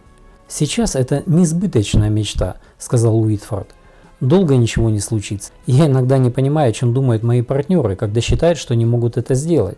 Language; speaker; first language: Russian; native; Russian